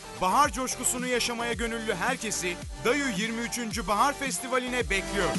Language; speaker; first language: Turkish; native; Turkish